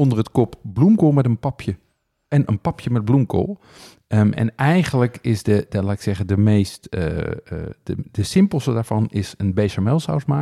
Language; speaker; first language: Dutch; native; Dutch